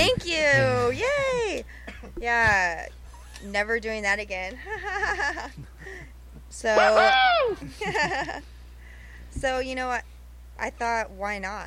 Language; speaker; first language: English; native; English